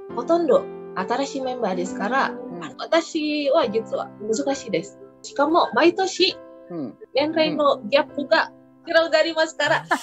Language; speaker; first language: Japanese; non-native, learner; Indonesian